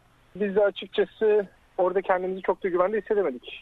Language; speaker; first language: Turkish; native; Turkish